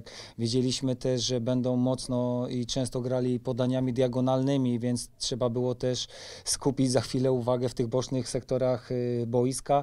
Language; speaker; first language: Polish; native; Polish